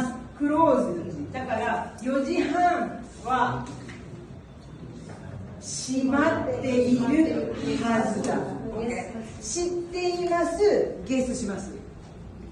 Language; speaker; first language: Japanese; non-native, learner; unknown